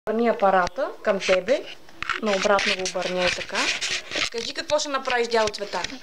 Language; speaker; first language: Bulgarian; native; Bulgarian